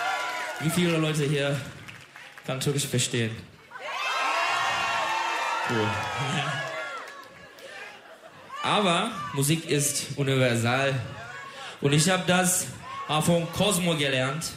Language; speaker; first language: German; non-native, learner; Turkish